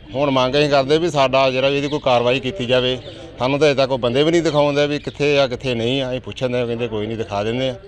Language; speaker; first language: Punjabi; native; Punjabi